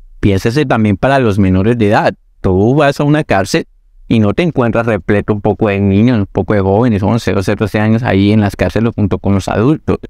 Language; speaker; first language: Spanish; native; Spanish